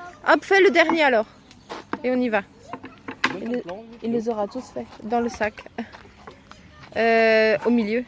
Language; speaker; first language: French; native; French